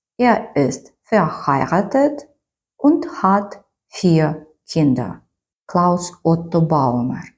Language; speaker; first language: German; non-native, fluent; Ukrainian